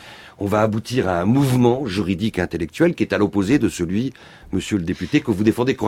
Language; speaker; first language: French; native; French